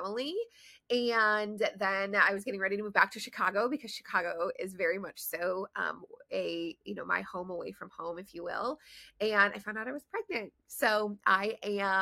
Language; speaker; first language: English; native; English